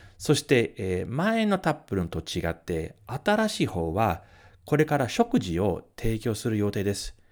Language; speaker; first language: Japanese; non-native, fluent; English